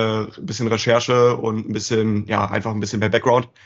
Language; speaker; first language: German; native; German